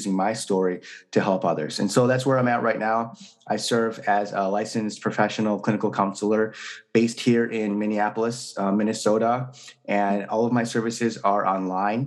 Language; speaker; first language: English; native; English